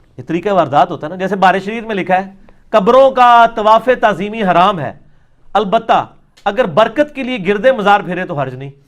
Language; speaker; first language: Urdu; non-native, local second language; Punjabi